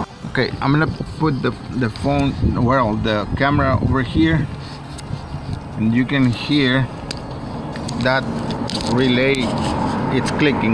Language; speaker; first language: English; non-native, fluent; Spanish